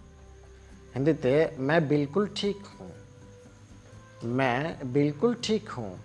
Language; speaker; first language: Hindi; non-native, local second language; Bangla